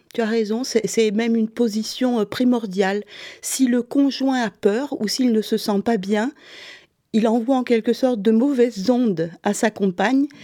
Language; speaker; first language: French; native; French